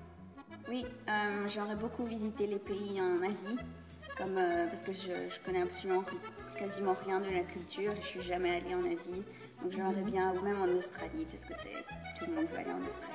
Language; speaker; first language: French; early bilingual, heritage; French